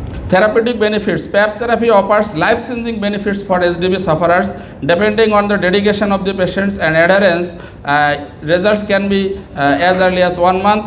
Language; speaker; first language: English; non-native, local second language; Bangla